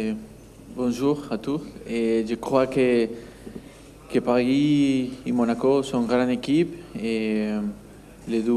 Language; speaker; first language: French; non-native, learner; Spanish